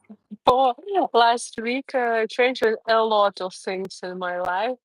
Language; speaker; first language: English; non-native, learner; Russian